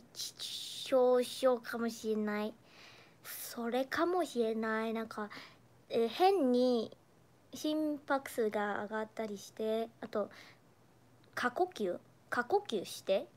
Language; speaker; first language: Japanese; non-native, fluent; Chinese